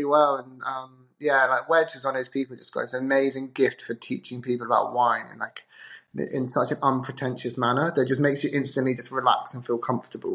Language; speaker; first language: English; native; English